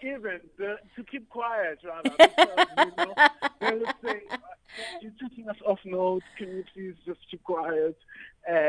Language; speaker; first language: English; non-native, local second language; Xhosa